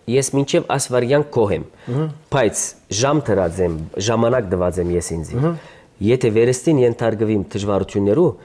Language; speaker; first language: Armenian; early bilingual, heritage; Armenian